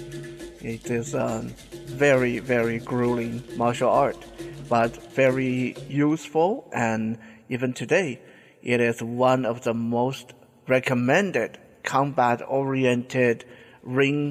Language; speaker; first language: English; non-native, fluent; Chinese